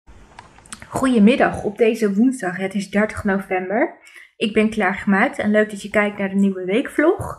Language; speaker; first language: Dutch; native; Dutch